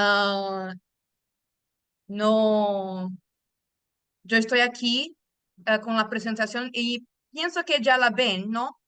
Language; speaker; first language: Spanish; non-native, fluent; Portuguese